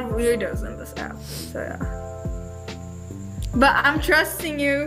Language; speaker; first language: English; non-native, fluent; Arabic